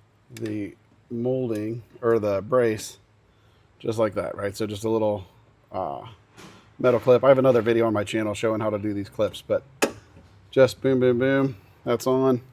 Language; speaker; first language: English; native; English